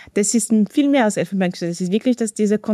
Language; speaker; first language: German; non-native, fluent; French